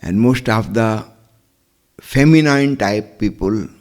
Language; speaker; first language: English; non-native, local second language; Hindi